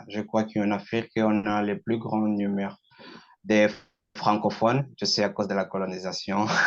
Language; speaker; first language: French; non-native, learner; Portuguese